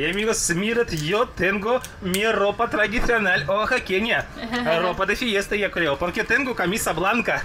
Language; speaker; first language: Spanish; non-native, fluent; Russian